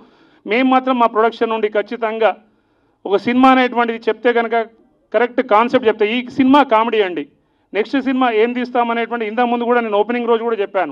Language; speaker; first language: Telugu; native; Telugu